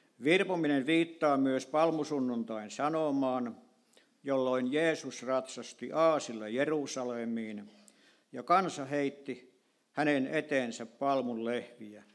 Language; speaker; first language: Finnish; native; Finnish